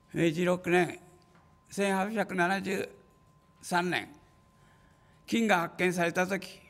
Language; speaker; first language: Japanese; native; Japanese